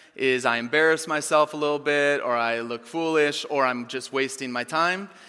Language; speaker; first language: English; native; English